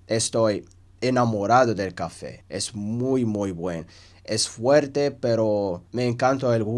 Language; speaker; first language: Spanish; non-native, learner; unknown